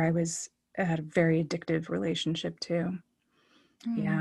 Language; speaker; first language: English; native; English